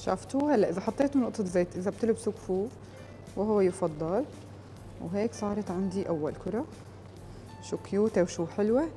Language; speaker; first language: Arabic; native; Arabic